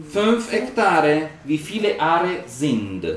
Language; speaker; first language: German; non-native, learner; Spanish